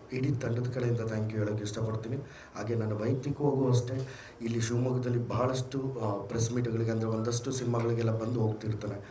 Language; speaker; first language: Kannada; native; Kannada